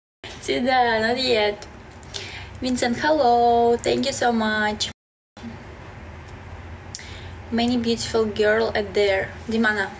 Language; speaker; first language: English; non-native, learner; Belarusian